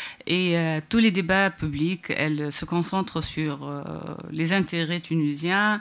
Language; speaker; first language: French; non-native, local second language; Arabic